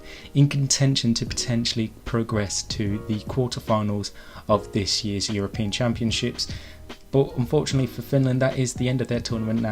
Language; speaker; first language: English; native; English